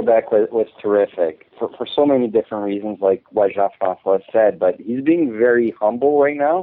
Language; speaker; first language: English; non-native, fluent; French